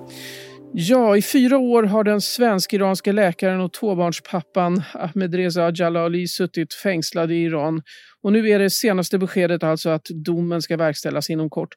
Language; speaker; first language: Swedish; native; Swedish